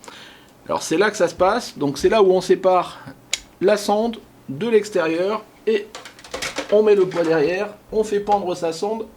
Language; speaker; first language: French; native; French